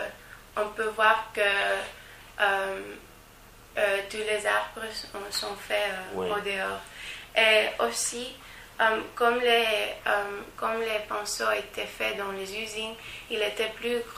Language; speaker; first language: French; non-native, learner; Spanish